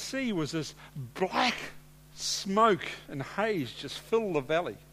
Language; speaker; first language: English; native; English